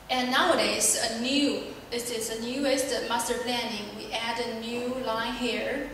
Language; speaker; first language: English; non-native, learner; Chinese